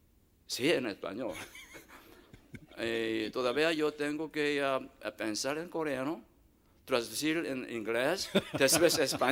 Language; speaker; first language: Spanish; non-native, learner; Korean